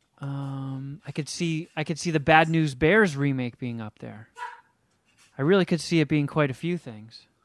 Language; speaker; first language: English; native; English